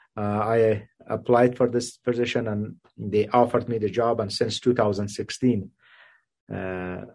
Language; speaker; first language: English; non-native, fluent; Persian